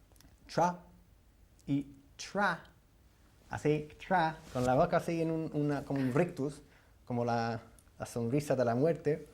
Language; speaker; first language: Spanish; non-native, fluent; English